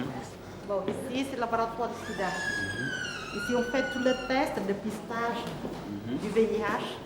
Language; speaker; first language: French; non-native, learner; Vietnamese